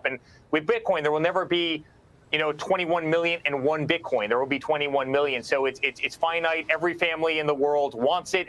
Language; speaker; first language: English; native; English